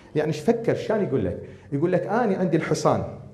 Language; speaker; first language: Arabic; native; Arabic